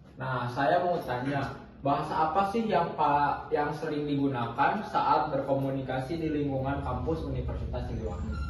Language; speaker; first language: Indonesian; non-native, local second language; Sundanese